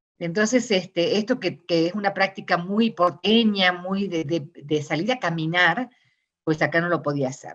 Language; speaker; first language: Spanish; native; Spanish